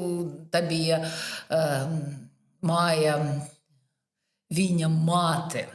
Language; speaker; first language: Latvian; non-native, learner; Russian